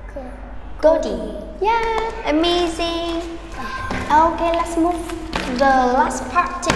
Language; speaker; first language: English; non-native, fluent; Vietnamese